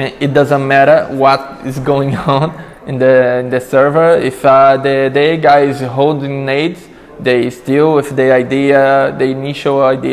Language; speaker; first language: English; non-native, learner; Portuguese